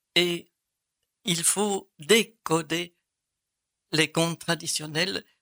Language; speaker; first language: French; native; French